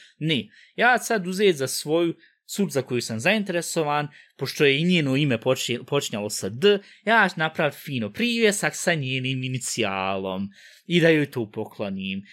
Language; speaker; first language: Bosnian; early bilingual, heritage; Bosnian